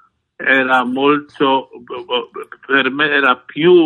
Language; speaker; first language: Italian; non-native, fluent; Polish